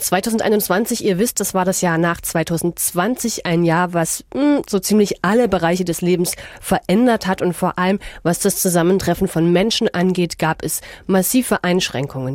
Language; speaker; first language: German; native; German